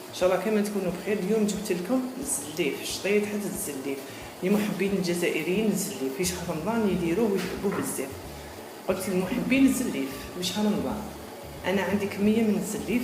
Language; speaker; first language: Arabic; native; Arabic